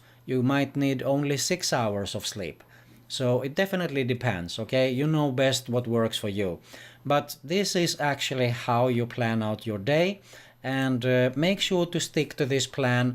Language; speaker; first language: English; non-native, fluent; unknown